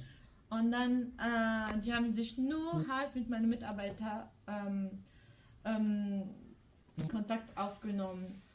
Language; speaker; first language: German; early bilingual, other home language; Kurdish